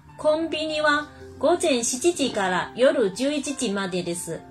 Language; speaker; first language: Japanese; non-native, fluent; Chinese